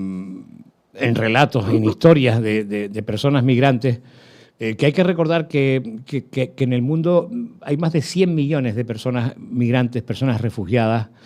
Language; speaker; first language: Spanish; native; Spanish